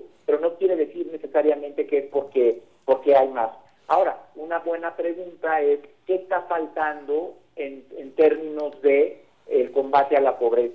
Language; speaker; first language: Spanish; native; Spanish